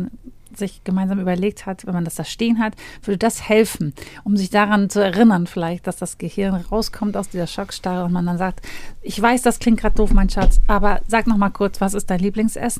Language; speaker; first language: German; native; German